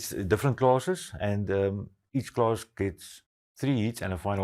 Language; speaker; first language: English; non-native, local second language; Afrikaans